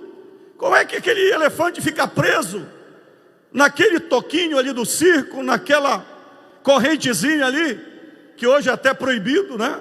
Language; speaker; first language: Portuguese; native; Portuguese